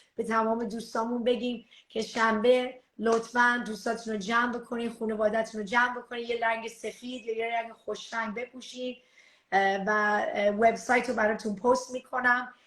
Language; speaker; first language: Persian; early bilingual, heritage; Persian